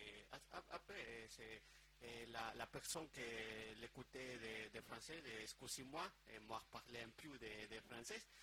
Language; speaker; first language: French; non-native, learner; Spanish